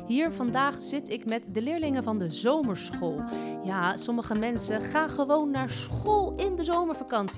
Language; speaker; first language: Dutch; native; Dutch